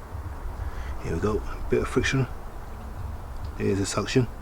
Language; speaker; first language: English; native; English